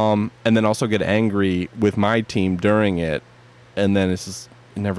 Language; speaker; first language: English; native; English